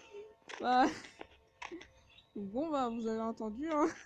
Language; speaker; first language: French; native; French